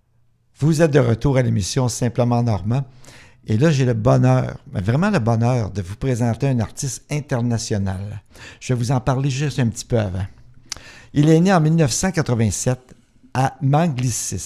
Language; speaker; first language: French; native; French